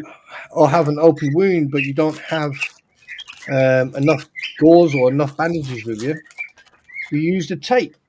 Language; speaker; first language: English; native; English